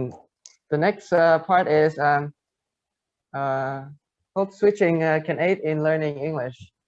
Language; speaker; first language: English; non-native, fluent; Vietnamese